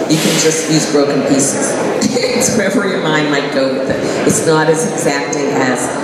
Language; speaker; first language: English; native; English